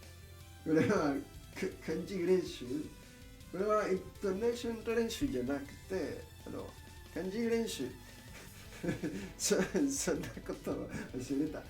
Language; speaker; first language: Japanese; non-native, learner; English